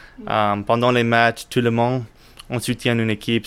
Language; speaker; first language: French; non-native, learner; English